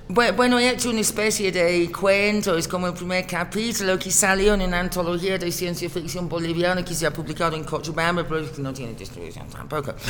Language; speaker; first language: Spanish; non-native, fluent; English